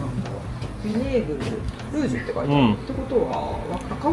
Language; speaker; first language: Japanese; native; Japanese